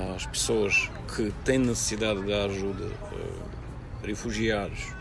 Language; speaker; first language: Portuguese; non-native, fluent; Russian